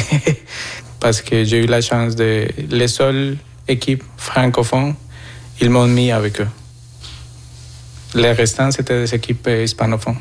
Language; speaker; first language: French; non-native, fluent; Spanish